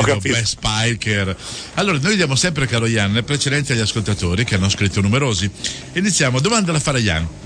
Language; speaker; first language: Italian; native; Italian